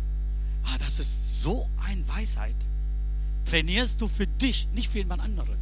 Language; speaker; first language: German; non-native, learner; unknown